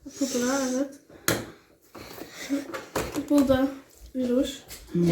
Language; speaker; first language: Turkish; early bilingual, heritage; Turkish